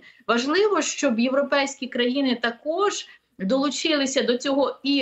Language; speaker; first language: Ukrainian; native; Ukrainian